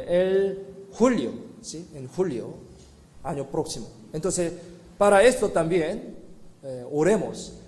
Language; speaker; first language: Spanish; non-native, fluent; Korean